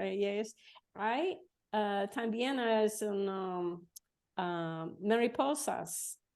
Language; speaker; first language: Spanish; non-native, learner; English